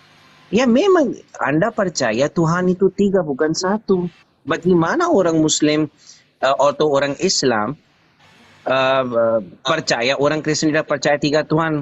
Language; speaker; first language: Indonesian; non-native, learner; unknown